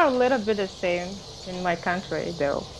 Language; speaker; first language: English; non-native, fluent; Malagasy